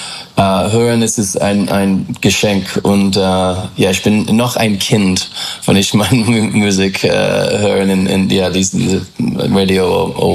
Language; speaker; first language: German; non-native, fluent; English